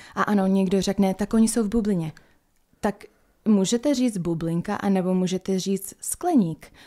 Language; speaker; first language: Czech; non-native, fluent; English